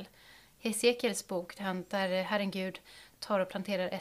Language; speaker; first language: Swedish; native; Swedish